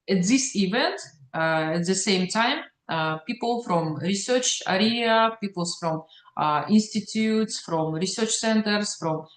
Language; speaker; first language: English; non-native, learner; Russian